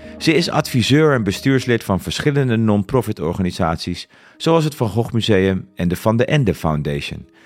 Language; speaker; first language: Dutch; native; Dutch